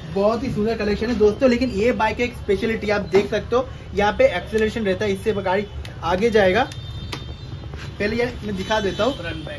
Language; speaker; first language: Hindi; non-native, local second language; Bangla